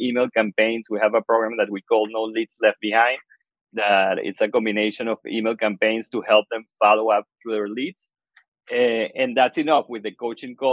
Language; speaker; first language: English; non-native, fluent; Spanish